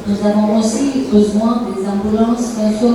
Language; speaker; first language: French; non-native, learner; Indonesian